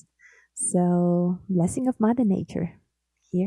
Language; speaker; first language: English; non-native, fluent; Yakut